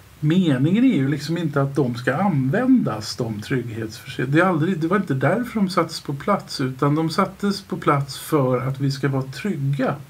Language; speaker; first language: Swedish; native; Swedish